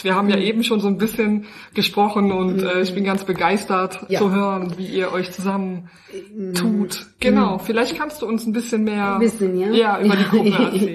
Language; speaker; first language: German; native; German